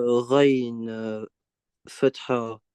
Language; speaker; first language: Arabic; non-native, learner; Estonian